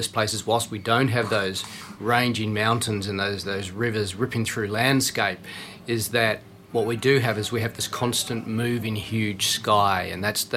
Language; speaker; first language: English; native; English